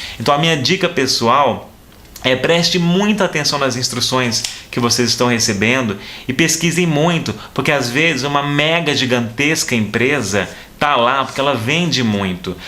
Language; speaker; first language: Portuguese; native; Portuguese